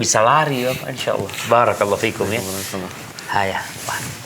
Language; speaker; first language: Malay; native; Malay